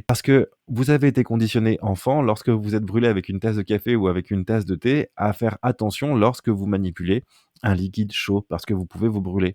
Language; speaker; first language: French; native; French